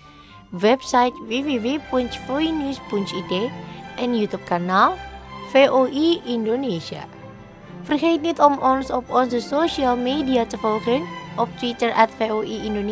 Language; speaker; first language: Dutch; non-native, learner; Indonesian